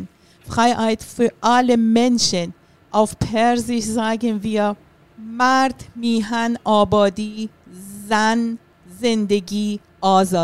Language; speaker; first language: German; non-native, learner; Persian